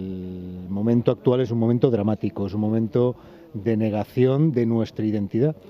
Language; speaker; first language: Spanish; native; Spanish